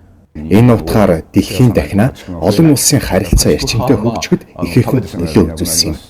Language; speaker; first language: Mongolian; native; Mongolian